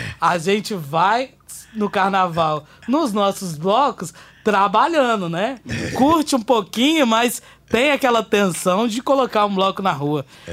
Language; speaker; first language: Portuguese; native; Portuguese